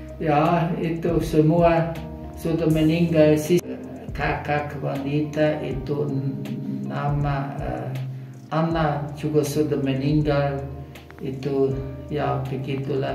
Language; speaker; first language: Indonesian; non-native, fluent; German